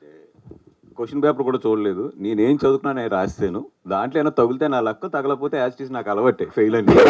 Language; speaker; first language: Telugu; native; Telugu